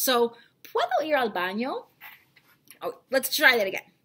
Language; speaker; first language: Spanish; non-native, fluent; English